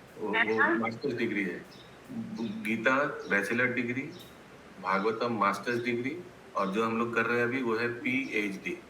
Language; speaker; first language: Hindi; non-native, local second language; Bangla